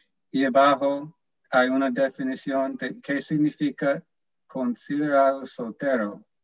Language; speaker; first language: Spanish; non-native, fluent; English